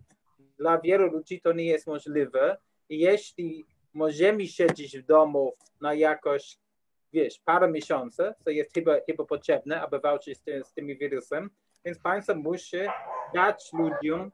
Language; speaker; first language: Polish; non-native, learner; English